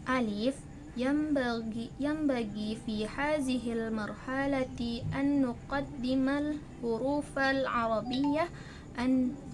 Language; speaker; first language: Arabic; non-native, learner; Indonesian